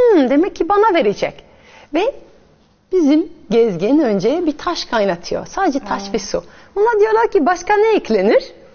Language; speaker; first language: Turkish; non-native, fluent; French